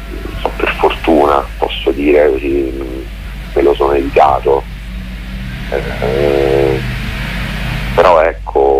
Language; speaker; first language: Italian; native; Italian